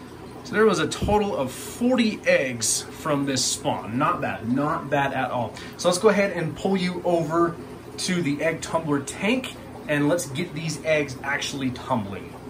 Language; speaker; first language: English; native; English